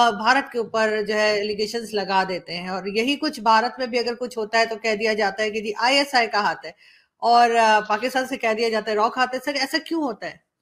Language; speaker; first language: Urdu; native; Urdu